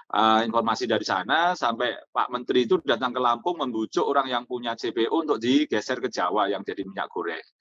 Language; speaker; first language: Indonesian; native; Indonesian